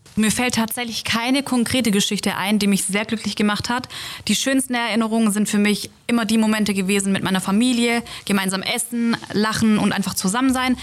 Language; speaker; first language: German; native; German